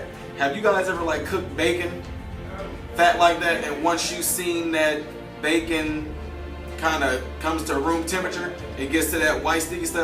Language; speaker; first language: English; native; English